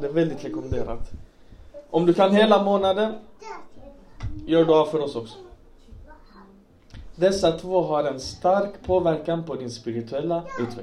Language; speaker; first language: Swedish; non-native, local second language; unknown